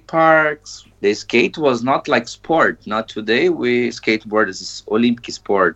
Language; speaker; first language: English; non-native, learner; Portuguese